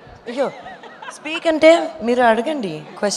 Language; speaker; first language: Telugu; non-native, learner; Malayalam